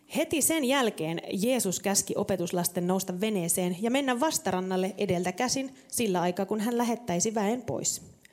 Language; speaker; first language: Finnish; native; Finnish